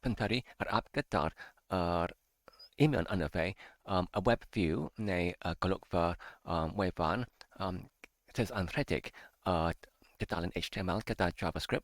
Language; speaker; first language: Welsh; non-native, learner; English